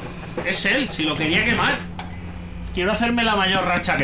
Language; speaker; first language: Spanish; native; Spanish